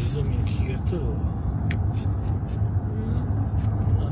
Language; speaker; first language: English; non-native, learner; Polish